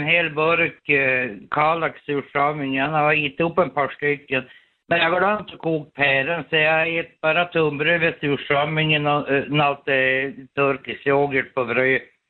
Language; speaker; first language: Swedish; native; Swedish